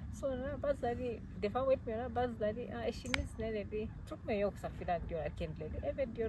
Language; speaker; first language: Turkish; non-native, fluent; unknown